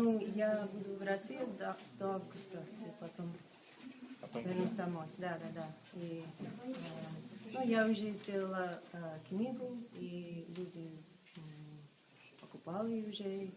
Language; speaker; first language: Russian; non-native, learner; English